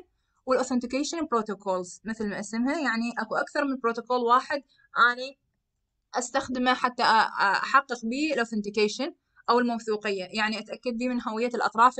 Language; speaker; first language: Arabic; native; Arabic